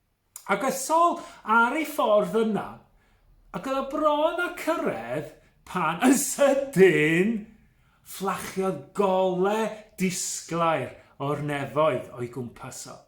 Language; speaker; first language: Welsh; native; Welsh